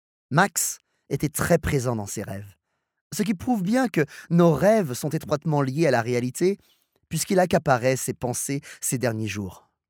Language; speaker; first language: French; native; French